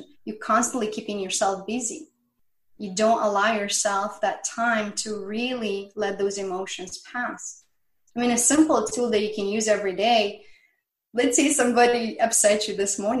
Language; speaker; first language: English; non-native, fluent; Romanian